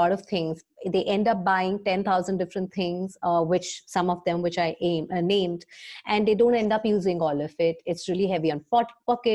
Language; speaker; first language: English; non-native, local second language; Hindi